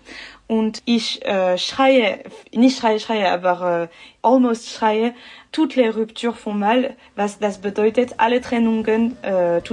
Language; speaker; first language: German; non-native, learner; French